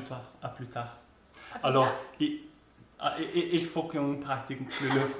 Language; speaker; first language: French; non-native, fluent; Norwegian